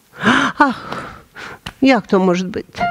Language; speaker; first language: Polish; non-native, learner; Russian